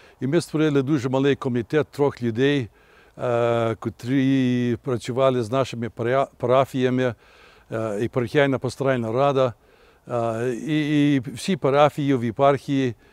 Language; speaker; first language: Ukrainian; early bilingual, heritage; Ukrainian